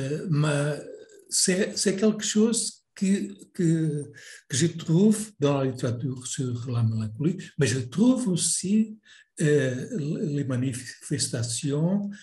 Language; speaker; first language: French; non-native, fluent; Portuguese